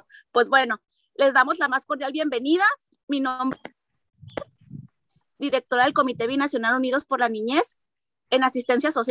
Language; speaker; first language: Spanish; native; Spanish